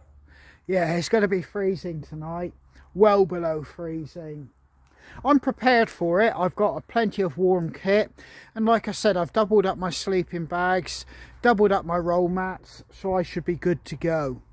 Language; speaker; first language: English; native; English